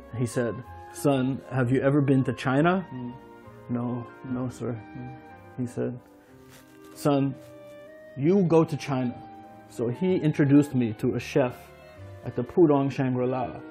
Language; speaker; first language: English; native; English